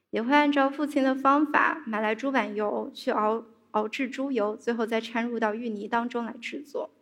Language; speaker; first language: Chinese; native; Chinese